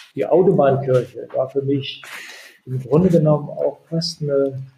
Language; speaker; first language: German; native; German